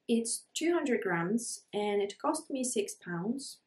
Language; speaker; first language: English; non-native, fluent; Polish